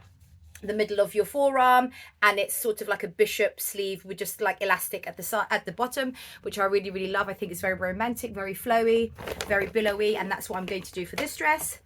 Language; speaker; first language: English; native; English